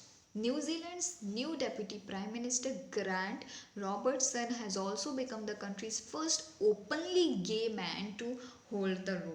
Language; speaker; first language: English; non-native, local second language; Hindi